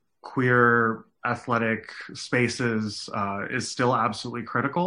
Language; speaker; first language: English; non-native, local second language; Cantonese